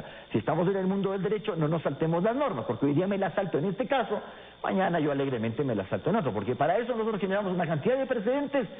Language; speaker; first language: Spanish; native; Spanish